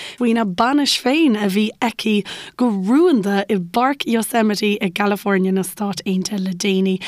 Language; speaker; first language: Irish; native; Irish